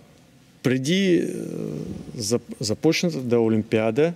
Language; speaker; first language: Bulgarian; non-native, learner; Russian